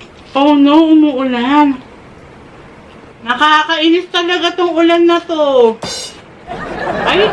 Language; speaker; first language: Filipino; native; Filipino